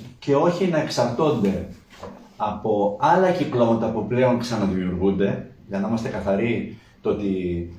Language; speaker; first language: Greek; native; Greek